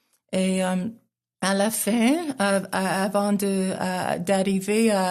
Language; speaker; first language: French; non-native, local second language; English